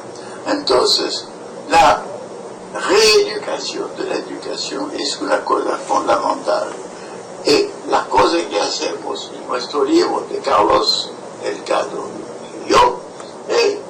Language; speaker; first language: Spanish; non-native, fluent; French